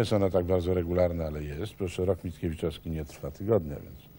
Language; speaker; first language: Polish; native; Polish